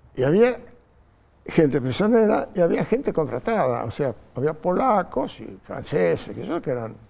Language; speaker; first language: Spanish; non-native, fluent; Polish